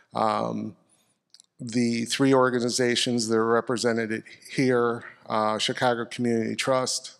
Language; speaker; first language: English; native; English